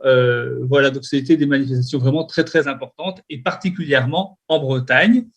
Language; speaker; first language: French; native; French